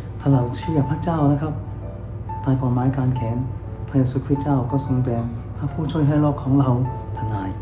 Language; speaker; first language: Thai; non-native, fluent; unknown